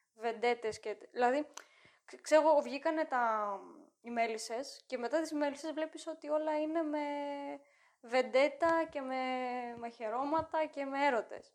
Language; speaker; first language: Greek; native; Greek